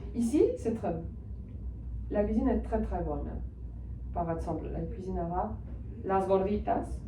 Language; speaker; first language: French; non-native, fluent; Spanish